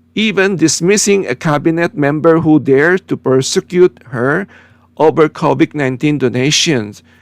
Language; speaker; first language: English; non-native, local second language; Filipino